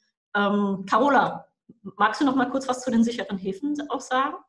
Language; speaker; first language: German; native; German